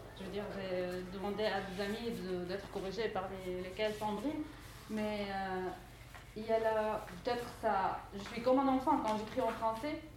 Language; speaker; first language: French; non-native, fluent; Arabic